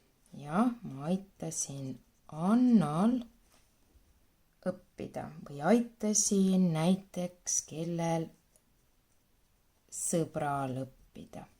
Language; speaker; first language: Estonian; non-native, local second language; Russian